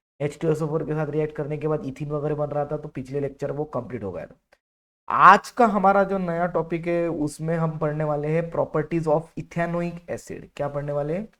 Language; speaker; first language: Hindi; non-native, local second language; Marathi